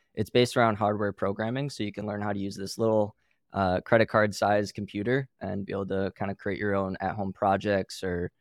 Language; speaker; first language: English; native; English